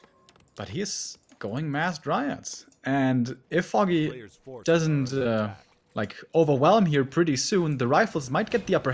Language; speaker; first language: English; non-native, fluent; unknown